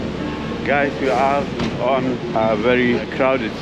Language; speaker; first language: English; non-native, learner; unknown